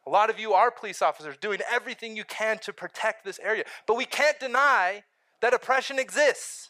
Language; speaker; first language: English; native; English